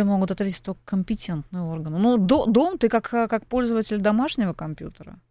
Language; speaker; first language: Russian; native; Russian